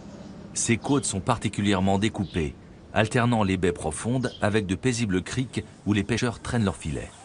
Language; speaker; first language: French; native; French